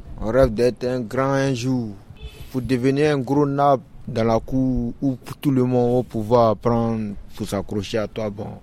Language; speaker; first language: French; non-native, local second language; Bambara